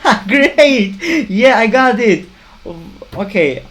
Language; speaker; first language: English; non-native, learner; Turkish